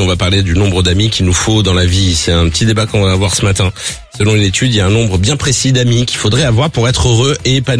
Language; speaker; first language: French; native; French